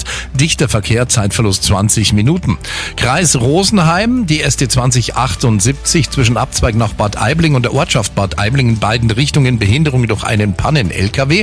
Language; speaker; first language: German; native; German